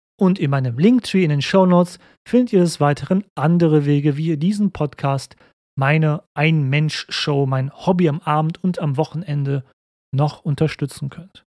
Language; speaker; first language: German; native; German